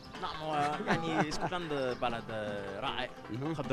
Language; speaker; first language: Arabic; non-native, learner; English